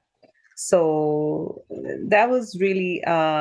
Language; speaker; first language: English; non-native, local second language; Punjabi